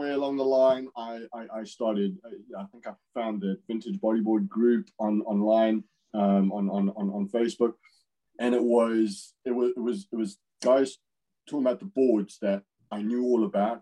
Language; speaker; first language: English; native; English